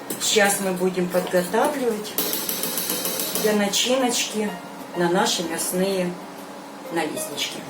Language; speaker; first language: Russian; non-native, local second language; Ukrainian